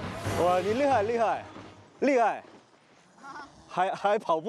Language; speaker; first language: Chinese; non-native, learner; Korean